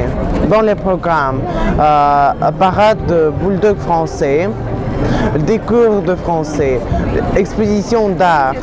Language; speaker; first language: French; non-native, learner; Russian